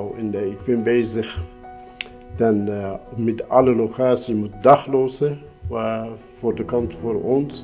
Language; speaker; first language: Dutch; non-native, learner; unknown